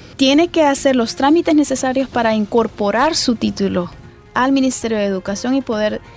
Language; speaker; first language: Spanish; native; Spanish